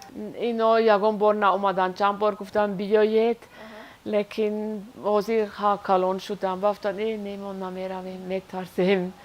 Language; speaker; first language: Persian; non-native, learner; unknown